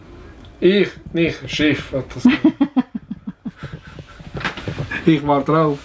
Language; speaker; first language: German; non-native, fluent; Italian